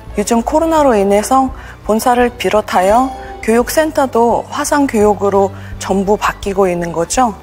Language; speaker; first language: Korean; non-native, fluent; Russian